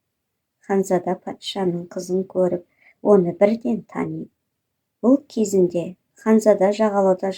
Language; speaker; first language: Kazakh; native; Kazakh